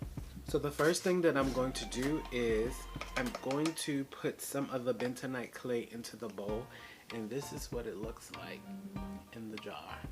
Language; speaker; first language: English; native; English